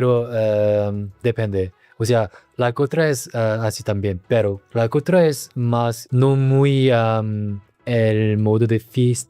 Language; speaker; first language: Spanish; non-native, learner; Korean